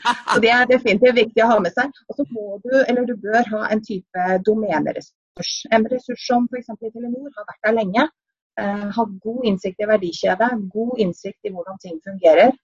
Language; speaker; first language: Norwegian; native; Norwegian